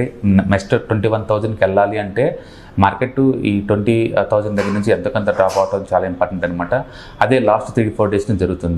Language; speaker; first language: Telugu; native; Telugu